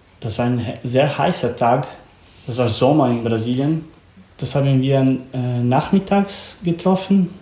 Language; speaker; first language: German; non-native, learner; Portuguese